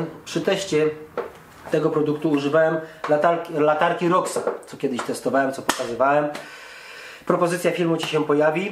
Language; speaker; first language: Polish; native; Polish